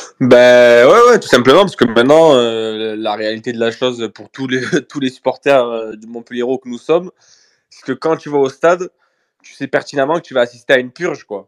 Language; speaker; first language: French; native; French